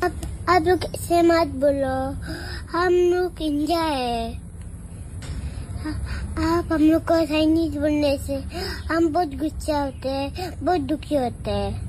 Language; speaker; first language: Hindi; non-native, local second language; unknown